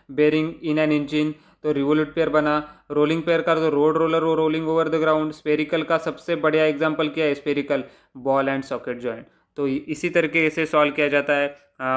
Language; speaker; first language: Hindi; non-native, local second language; Marathi